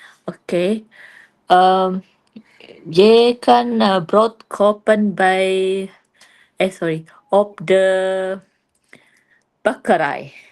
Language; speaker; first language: Dutch; non-native, learner; Indonesian